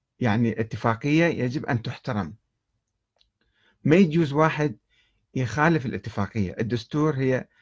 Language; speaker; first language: Arabic; native; Arabic